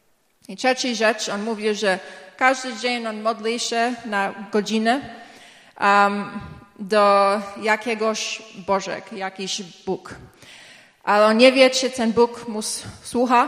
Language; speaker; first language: Polish; early bilingual, heritage; English